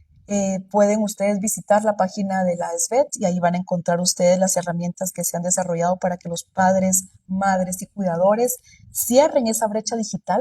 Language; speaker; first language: Spanish; native; Spanish